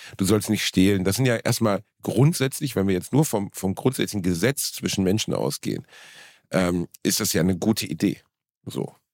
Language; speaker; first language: German; native; German